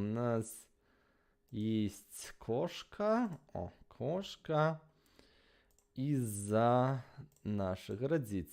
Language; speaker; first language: Russian; non-native, learner; Polish